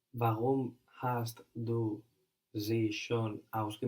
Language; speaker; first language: German; non-native, learner; English